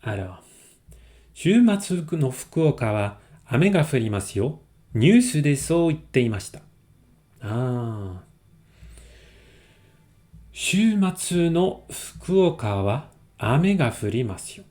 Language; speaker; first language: Japanese; non-native, fluent; French